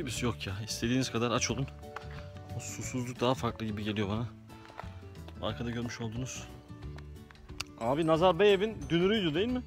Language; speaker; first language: Turkish; native; Turkish